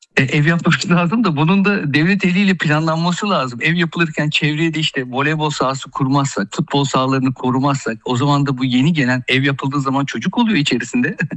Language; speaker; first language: Turkish; native; Turkish